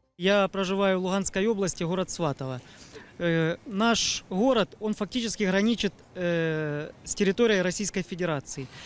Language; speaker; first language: Russian; native; Russian